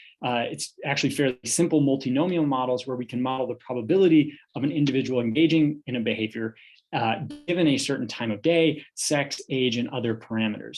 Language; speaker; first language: English; native; English